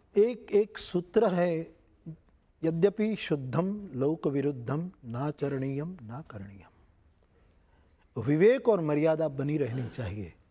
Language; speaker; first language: Hindi; non-native, local second language; Gujarati